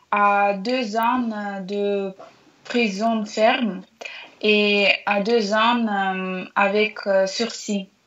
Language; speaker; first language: French; non-native, learner; Russian